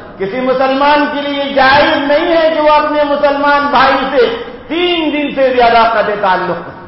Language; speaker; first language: Urdu; native; Urdu